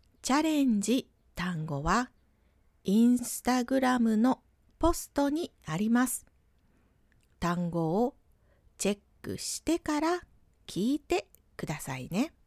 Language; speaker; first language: Japanese; native; Japanese